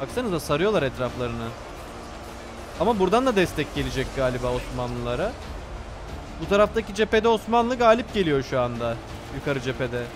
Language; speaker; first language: Turkish; native; Turkish